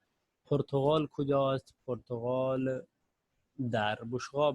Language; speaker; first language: Persian; non-native, fluent; Urdu